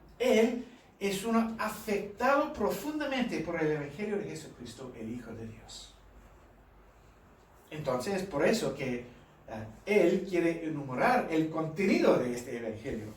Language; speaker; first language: Spanish; non-native, fluent; English